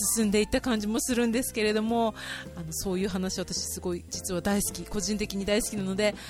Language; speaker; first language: Japanese; native; Japanese